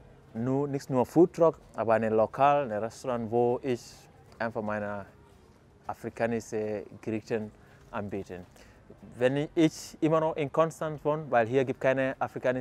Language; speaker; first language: German; non-native, fluent; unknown